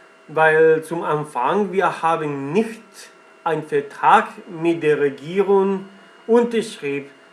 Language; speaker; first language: German; non-native, learner; Spanish